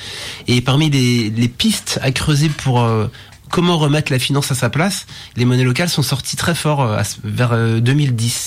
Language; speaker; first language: French; native; French